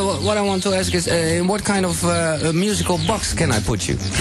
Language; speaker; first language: English; non-native, fluent; Dutch